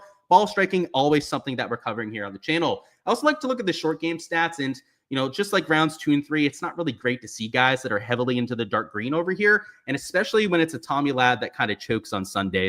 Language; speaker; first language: English; native; English